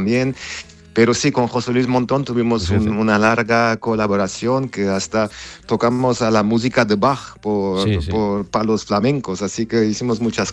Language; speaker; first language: Spanish; non-native, fluent; Armenian